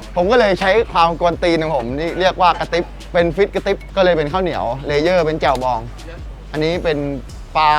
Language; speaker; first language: Thai; native; Thai